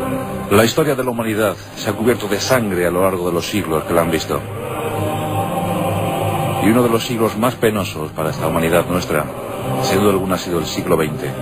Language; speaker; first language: Spanish; native; Spanish